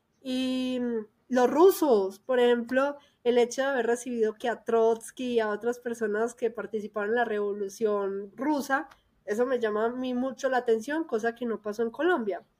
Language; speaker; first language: Spanish; native; Spanish